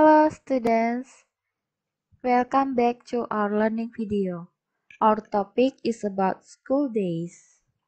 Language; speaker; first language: English; non-native, fluent; Indonesian